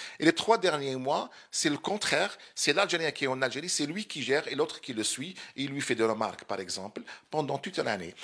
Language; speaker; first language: French; non-native, local second language; Arabic